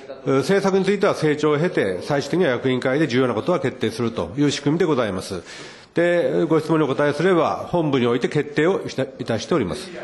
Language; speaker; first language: Japanese; native; Japanese